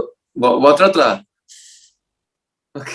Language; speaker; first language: Portuguese; non-native, learner; Spanish